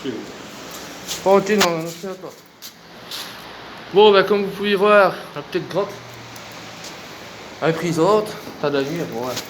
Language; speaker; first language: French; native; French